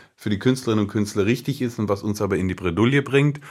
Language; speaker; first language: German; native; German